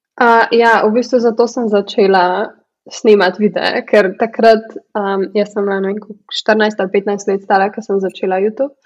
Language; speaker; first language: Slovenian; early bilingual, heritage; Slovenian